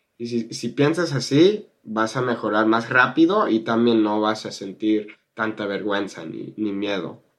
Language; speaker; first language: Spanish; non-native, fluent; English